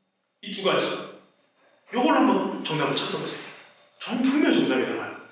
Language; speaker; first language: Korean; native; Korean